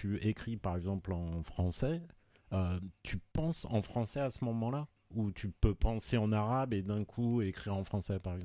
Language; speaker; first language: French; native; French